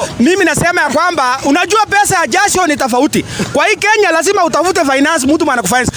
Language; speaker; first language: Swahili; non-native, local second language; Kikuyu